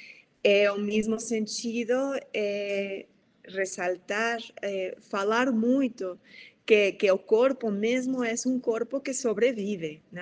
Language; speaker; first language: Portuguese; non-native, fluent; Spanish